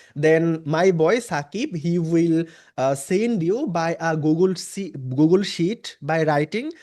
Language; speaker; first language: English; non-native, local second language; Bangla